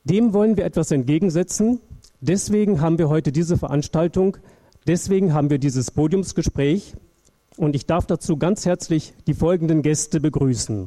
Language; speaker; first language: German; native; German